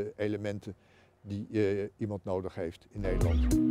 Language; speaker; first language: Dutch; native; Dutch